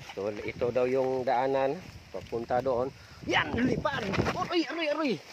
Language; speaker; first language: Filipino; non-native, local second language; Cebuano